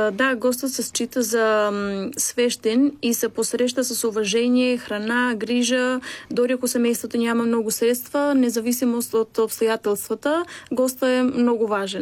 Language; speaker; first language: Bulgarian; early bilingual, heritage; Albanian